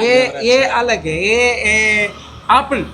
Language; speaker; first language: Hindi; non-native, local second language; Malayalam